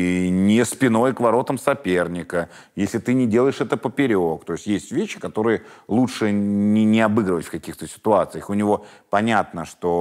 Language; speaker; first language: Russian; native; Russian